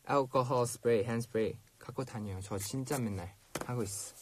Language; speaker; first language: Korean; non-native, fluent; Thai